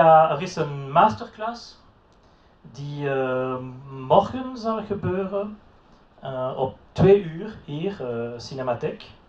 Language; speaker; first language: Dutch; non-native, local second language; French